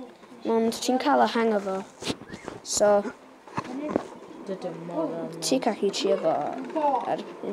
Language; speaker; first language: Welsh; native; Welsh